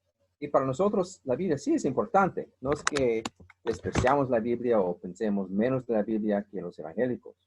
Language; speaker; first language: Spanish; non-native, fluent; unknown